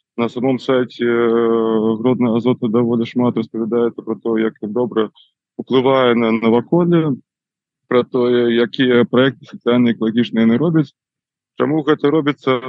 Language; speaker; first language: Belarusian; non-native, local second language; Russian